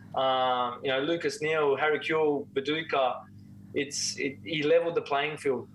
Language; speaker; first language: English; native; English